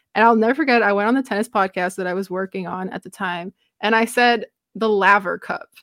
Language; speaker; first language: English; non-native, fluent; Romanian